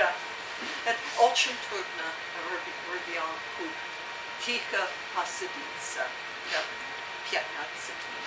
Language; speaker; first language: Russian; non-native, learner; English